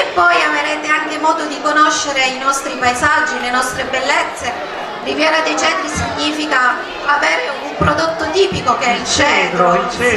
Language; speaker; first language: Italian; native; Italian